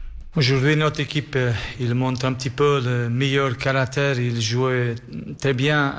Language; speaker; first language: French; non-native, learner; Portuguese